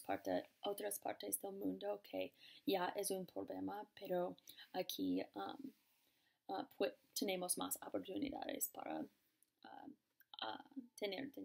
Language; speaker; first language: Spanish; non-native, learner; English